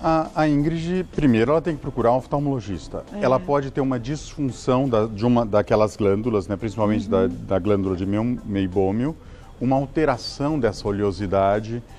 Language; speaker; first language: Portuguese; native; Portuguese